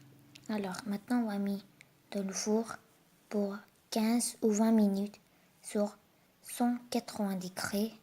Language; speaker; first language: French; non-native, learner; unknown